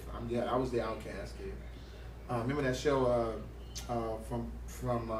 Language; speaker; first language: English; native; English